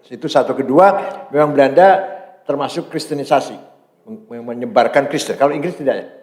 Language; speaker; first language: Malay; non-native, local second language; Javanese